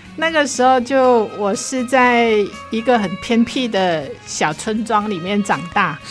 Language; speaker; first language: Chinese; non-native, local second language; Cantonese